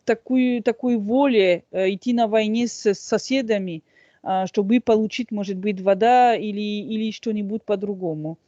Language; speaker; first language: Russian; non-native, fluent; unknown